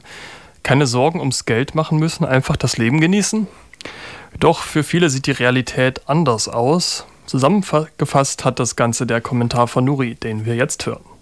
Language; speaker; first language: German; native; German